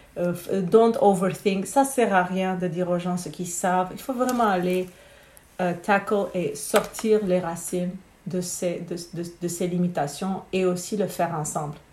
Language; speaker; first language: French; non-native, fluent; Romanian